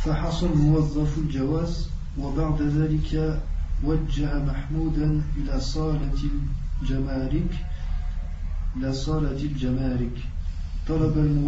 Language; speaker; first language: Arabic; non-native, learner; French